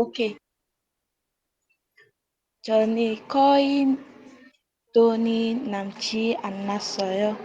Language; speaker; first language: Korean; non-native, learner; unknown